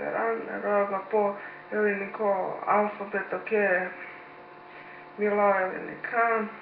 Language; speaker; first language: Greek; non-native, learner; Serbian